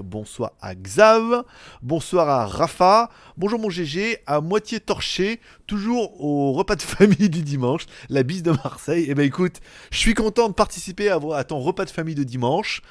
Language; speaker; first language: French; native; French